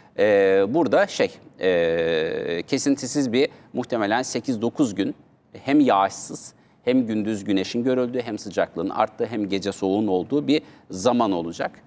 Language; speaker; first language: Turkish; native; Turkish